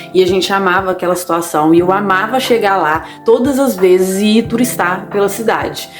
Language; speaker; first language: Portuguese; native; Portuguese